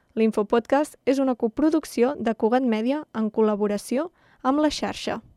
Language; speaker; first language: Catalan; native; Catalan